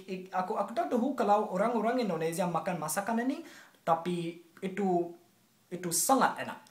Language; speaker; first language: Indonesian; non-native, learner; English